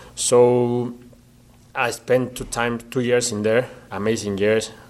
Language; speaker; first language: English; non-native, learner; Spanish